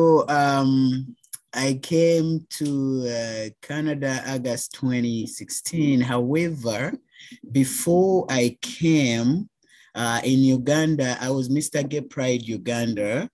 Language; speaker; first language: English; non-native, local second language; Ganda